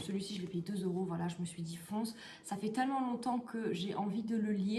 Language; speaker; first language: French; native; French